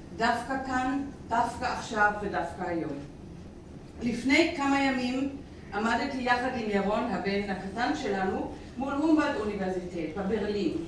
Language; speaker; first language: Hebrew; non-native, fluent; German